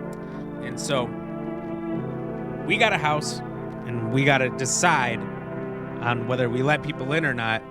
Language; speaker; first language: English; native; English